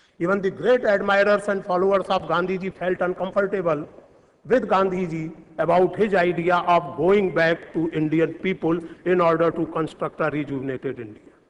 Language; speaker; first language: English; non-native, local second language; Hindi